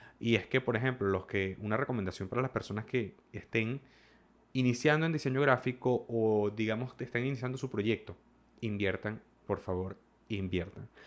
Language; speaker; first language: Spanish; native; Spanish